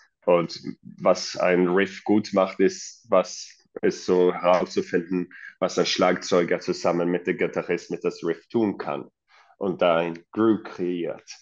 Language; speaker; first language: German; non-native, fluent; Swedish